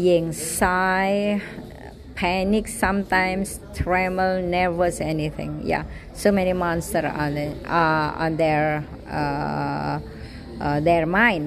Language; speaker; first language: English; non-native, fluent; Indonesian